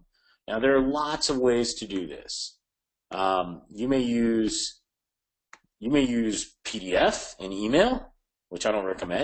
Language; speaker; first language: English; native; English